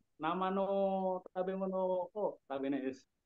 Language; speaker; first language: Japanese; non-native, learner; Indonesian